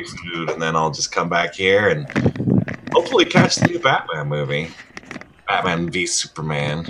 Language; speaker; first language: English; native; English